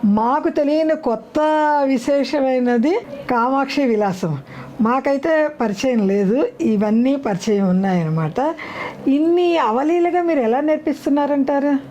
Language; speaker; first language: Telugu; native; Telugu